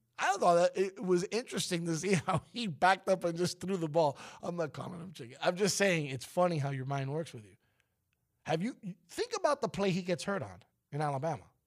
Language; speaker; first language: English; native; English